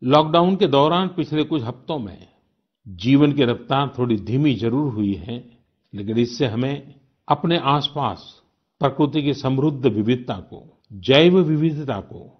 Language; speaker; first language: Hindi; non-native, local second language; Gujarati